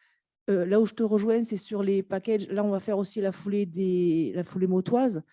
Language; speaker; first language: French; native; French